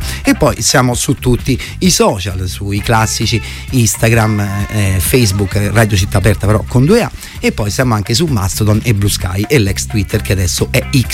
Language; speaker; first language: Italian; native; Italian